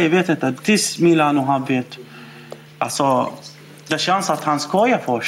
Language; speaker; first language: Swedish; non-native, fluent; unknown